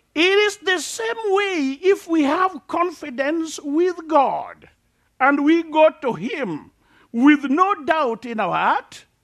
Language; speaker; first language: English; non-native, local second language; Luo (Kenya and Tanzania)